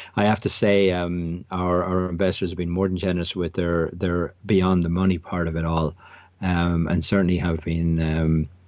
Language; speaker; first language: English; native; English